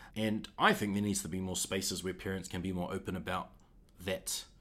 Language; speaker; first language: English; native; English